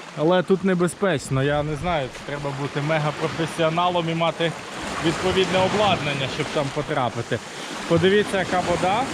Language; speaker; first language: Ukrainian; non-native, local second language; Russian